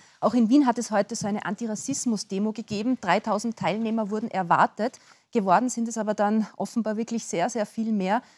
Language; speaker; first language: German; native; German